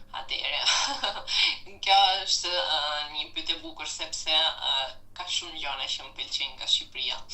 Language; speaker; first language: Albanian; non-native, fluent; Italian